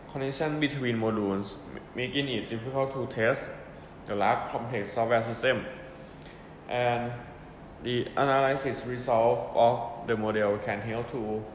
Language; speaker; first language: English; non-native, learner; Thai